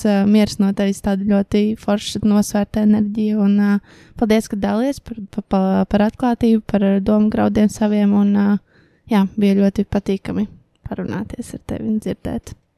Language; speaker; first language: Latvian; native; Latvian